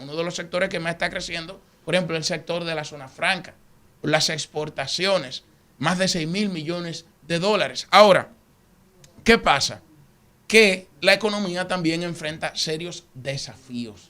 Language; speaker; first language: Spanish; native; Spanish